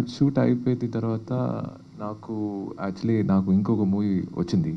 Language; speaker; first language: Telugu; non-native, learner; Tamil